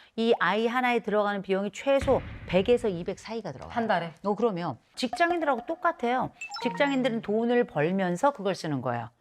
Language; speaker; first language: Korean; native; Korean